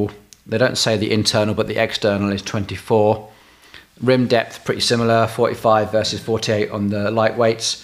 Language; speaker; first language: English; native; English